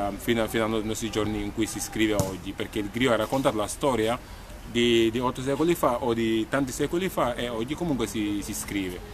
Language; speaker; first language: Italian; non-native, fluent; Mandingo